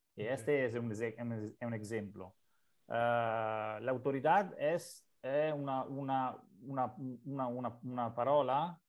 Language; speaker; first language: Spanish; non-native, learner; Italian